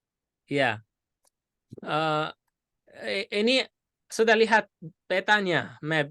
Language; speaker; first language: Indonesian; non-native, fluent; Arabic